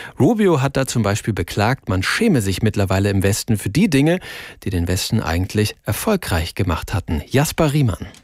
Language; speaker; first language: German; native; German